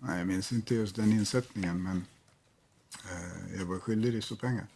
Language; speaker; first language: Swedish; native; Swedish